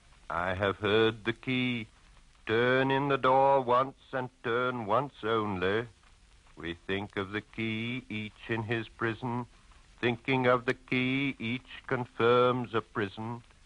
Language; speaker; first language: English; native; English